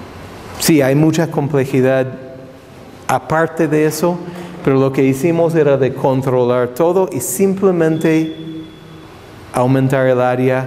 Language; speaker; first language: Spanish; non-native, fluent; English